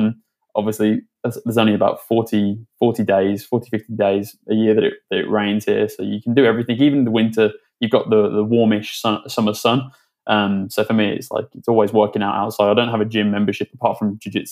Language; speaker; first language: English; native; English